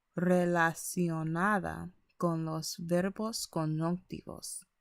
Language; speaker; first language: Spanish; early bilingual, other home language; English